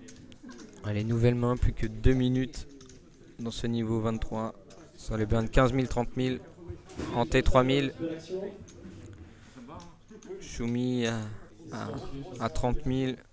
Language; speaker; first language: French; native; French